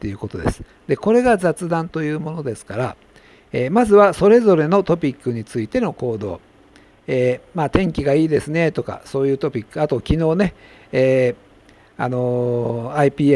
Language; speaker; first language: Japanese; native; Japanese